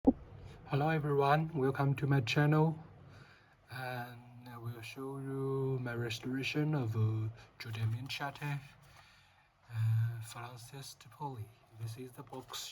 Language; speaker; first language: English; non-native, learner; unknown